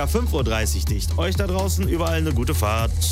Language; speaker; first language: German; native; German